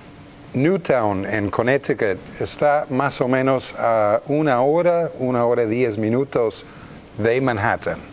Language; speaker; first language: Spanish; non-native, fluent; English